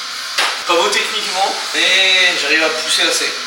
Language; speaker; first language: French; native; French